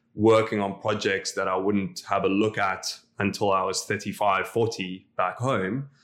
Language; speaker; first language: English; non-native, local second language; Afrikaans